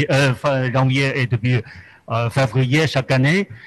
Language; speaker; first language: French; non-native, fluent; Chinese